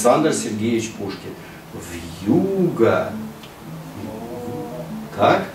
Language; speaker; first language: Russian; native; Russian